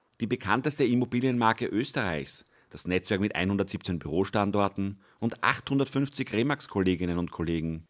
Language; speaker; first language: German; native; German